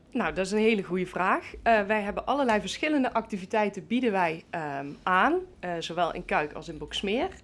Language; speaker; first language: Dutch; native; Dutch